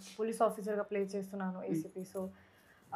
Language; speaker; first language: Telugu; non-native, learner; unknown